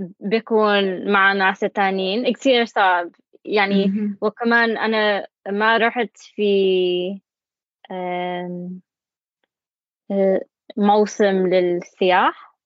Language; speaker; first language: Arabic; non-native, learner; English